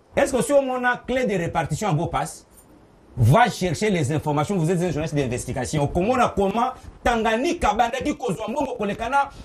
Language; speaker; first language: French; non-native, local second language; Luba-Lulua